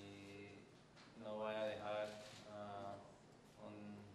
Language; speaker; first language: Spanish; non-native, fluent; English